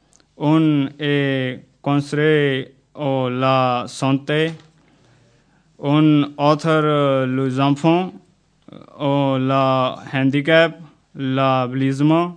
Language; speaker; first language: French; non-native, learner; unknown